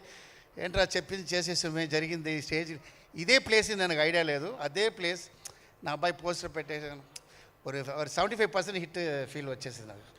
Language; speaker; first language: Telugu; non-native, learner; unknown